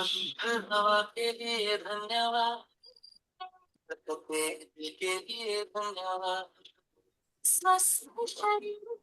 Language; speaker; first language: Hindi; native; Hindi